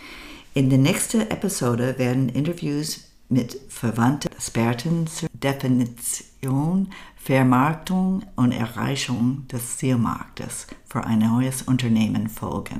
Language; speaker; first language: German; non-native, learner; English